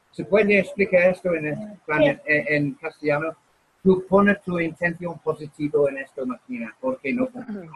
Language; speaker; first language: Spanish; non-native, learner; English